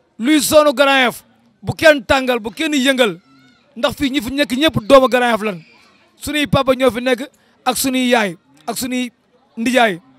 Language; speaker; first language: Wolof; native; Wolof